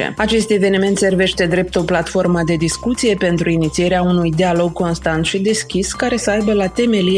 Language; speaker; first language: Romanian; native; Romanian